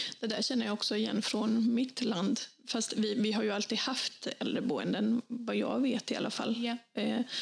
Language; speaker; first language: Swedish; early bilingual, other home language; Bosnian